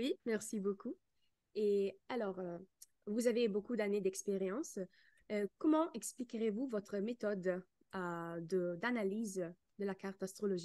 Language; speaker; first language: French; non-native, fluent; Italian